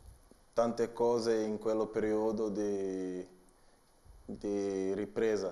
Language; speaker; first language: Italian; non-native, learner; Portuguese